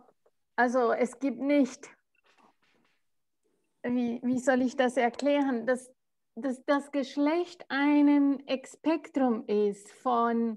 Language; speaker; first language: German; non-native, fluent; Spanish